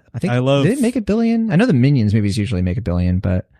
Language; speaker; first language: English; native; English